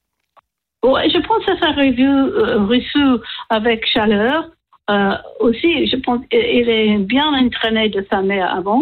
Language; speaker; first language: French; non-native, learner; English